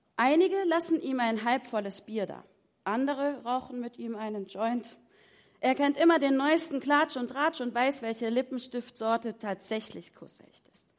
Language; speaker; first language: German; native; German